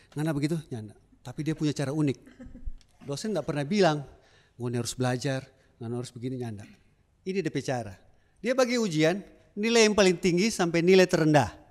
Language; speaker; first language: Indonesian; native; Indonesian